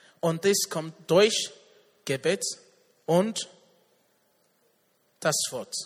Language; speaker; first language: German; non-native, learner; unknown